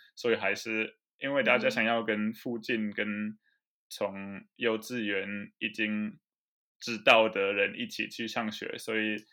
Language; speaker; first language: Chinese; non-native, fluent; German